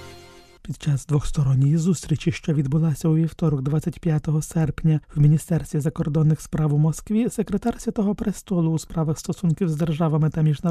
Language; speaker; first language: Ukrainian; native; Ukrainian